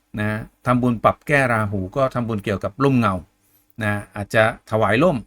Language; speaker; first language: Thai; native; Thai